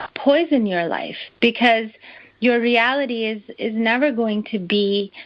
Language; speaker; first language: English; non-native, local second language; Urdu